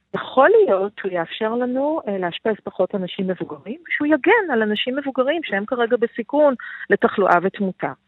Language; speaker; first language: Hebrew; native; Hebrew